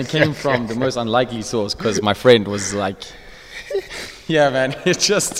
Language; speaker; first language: English; native; English